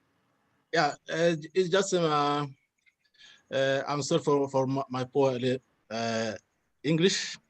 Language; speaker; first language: English; non-native, learner; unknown